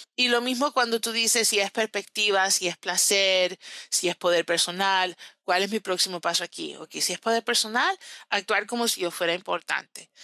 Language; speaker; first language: Spanish; early bilingual, heritage; Spanish